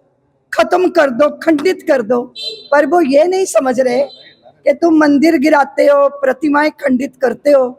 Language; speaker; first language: Hindi; native; Hindi